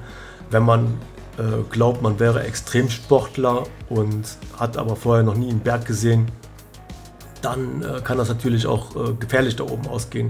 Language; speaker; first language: German; native; German